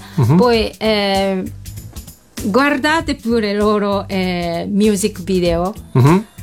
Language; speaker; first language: Italian; non-native, learner; Japanese